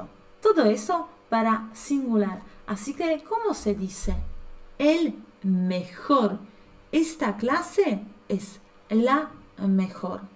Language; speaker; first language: Spanish; non-native, fluent; Polish